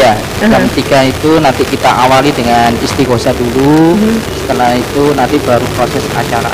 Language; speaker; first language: Indonesian; native; Indonesian